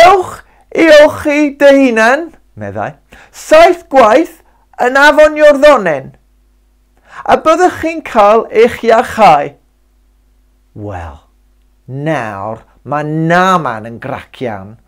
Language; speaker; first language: Welsh; non-native, local second language; English